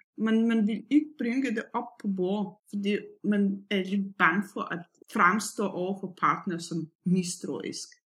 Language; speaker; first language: Danish; non-native, fluent; Russian